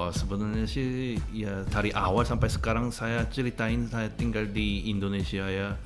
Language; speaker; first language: Indonesian; non-native, fluent; Korean